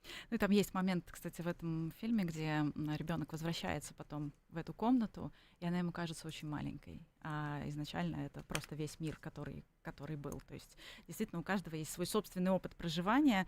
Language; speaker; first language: Russian; native; Russian